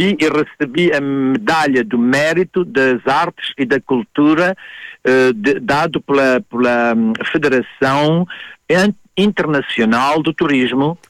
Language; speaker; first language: Portuguese; native; Portuguese